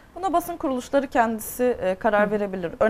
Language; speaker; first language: Turkish; native; Turkish